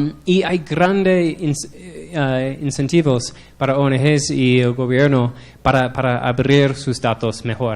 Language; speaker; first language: Spanish; non-native, learner; English